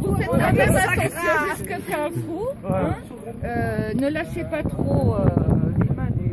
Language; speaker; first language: French; native; French